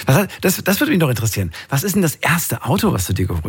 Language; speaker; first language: German; native; German